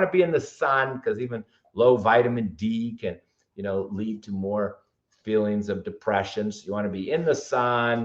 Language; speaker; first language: English; native; English